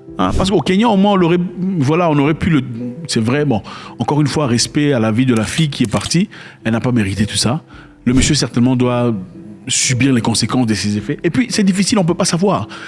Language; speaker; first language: French; non-native, local second language; Lingala